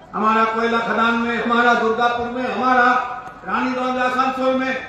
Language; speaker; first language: Hindi; non-native, local second language; Bangla